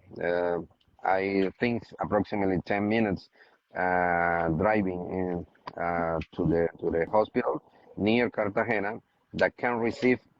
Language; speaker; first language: English; non-native, learner; Spanish